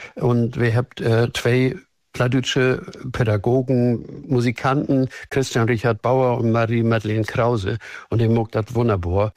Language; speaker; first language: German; native; German